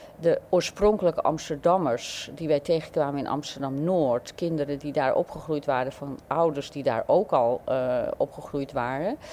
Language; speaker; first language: Dutch; native; Dutch